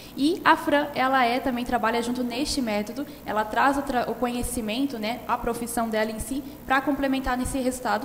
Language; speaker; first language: Portuguese; native; Portuguese